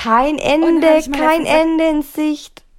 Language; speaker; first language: German; native; German